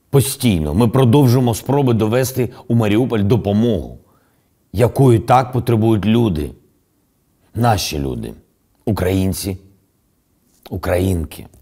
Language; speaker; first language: Ukrainian; non-native, local second language; Russian